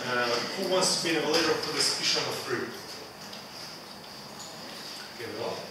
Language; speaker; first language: English; non-native, fluent; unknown